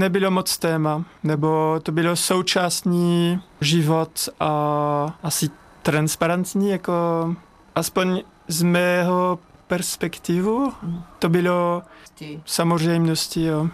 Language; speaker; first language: Czech; non-native, learner; French